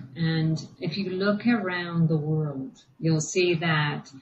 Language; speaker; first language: English; native; English